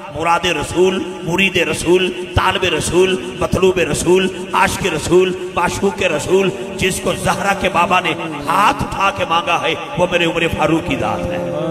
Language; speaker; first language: Urdu; non-native, local second language; Punjabi